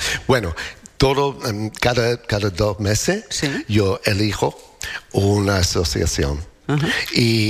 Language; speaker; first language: Spanish; non-native, learner; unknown